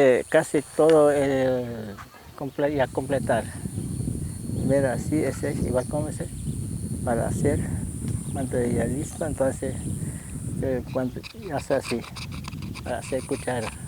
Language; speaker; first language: Spanish; non-native, local second language; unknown